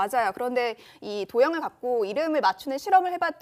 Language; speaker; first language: Korean; native; Korean